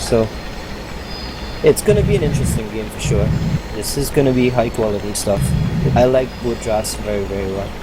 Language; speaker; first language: English; native; English